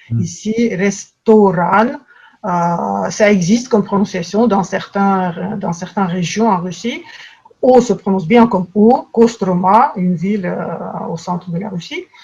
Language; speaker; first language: French; non-native, fluent; Russian